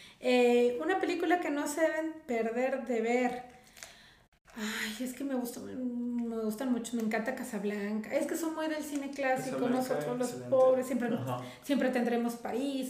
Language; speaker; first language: Spanish; native; Spanish